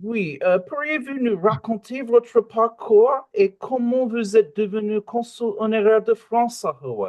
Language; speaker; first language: French; non-native, learner; English